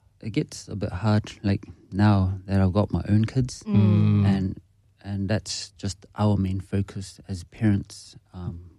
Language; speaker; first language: English; native; English